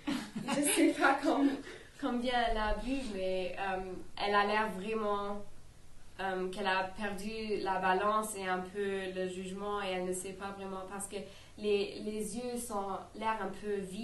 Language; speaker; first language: French; non-native, learner; English